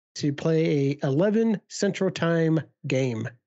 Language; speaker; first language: English; native; English